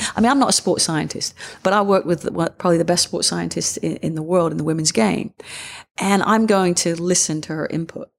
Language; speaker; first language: English; native; English